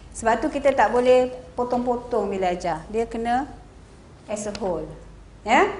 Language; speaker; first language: Malay; native; Malay